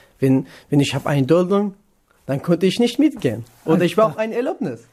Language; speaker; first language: German; non-native, learner; Kurdish